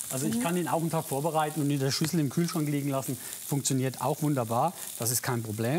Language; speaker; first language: German; native; German